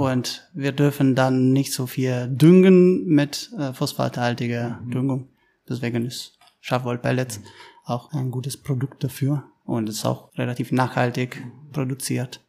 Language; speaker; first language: German; non-native, fluent; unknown